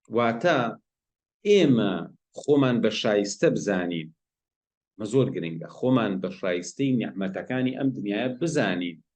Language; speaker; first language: Central Kurdish; non-native, local second language; Gurani